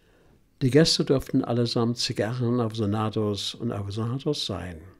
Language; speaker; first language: German; native; German